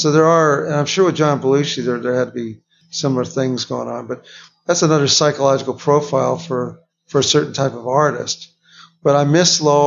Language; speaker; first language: English; native; English